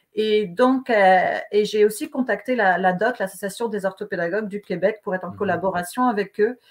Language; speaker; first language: French; native; French